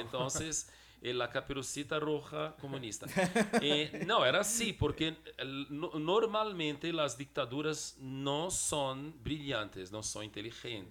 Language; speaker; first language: Spanish; non-native, fluent; Portuguese